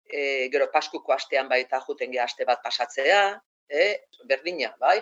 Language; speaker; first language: Basque; non-native, local second language; Spanish